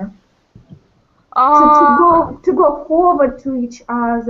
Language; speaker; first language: English; non-native, learner; Russian